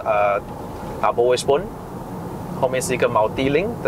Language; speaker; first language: Chinese; native; Chinese